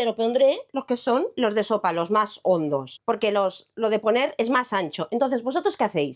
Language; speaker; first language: Spanish; native; Spanish